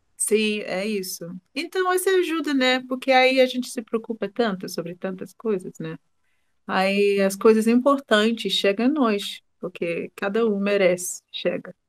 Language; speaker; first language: Portuguese; non-native, fluent; English